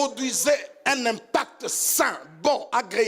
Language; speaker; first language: French; non-native, local second language; Lingala